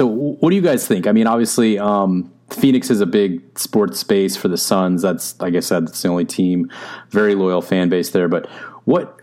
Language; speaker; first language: English; native; English